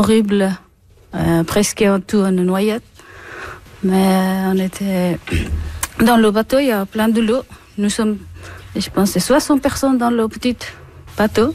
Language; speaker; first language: French; non-native, learner; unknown